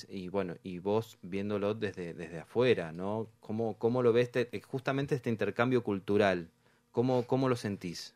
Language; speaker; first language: Spanish; native; Spanish